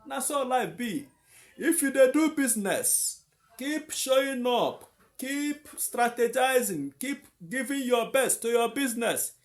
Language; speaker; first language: Nigerian Pidgin; non-native, local second language; Igbo